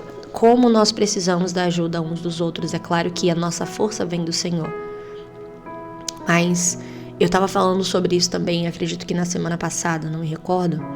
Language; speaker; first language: Portuguese; native; Portuguese